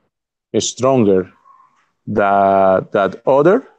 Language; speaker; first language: English; non-native, learner; Spanish